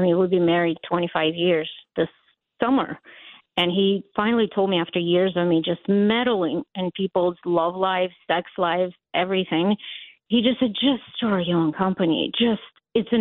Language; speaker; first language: English; non-native, fluent; Latvian